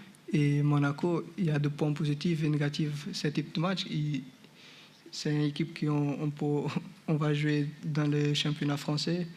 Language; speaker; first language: French; non-native, fluent; Portuguese